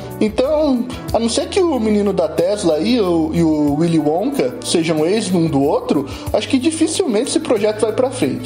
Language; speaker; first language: Portuguese; native; Portuguese